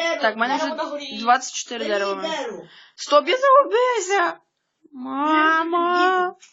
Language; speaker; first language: Ukrainian; native; Ukrainian